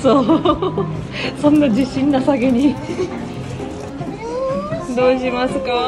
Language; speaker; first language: Japanese; native; Japanese